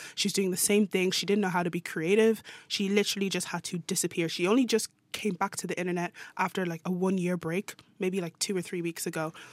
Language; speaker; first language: English; native; English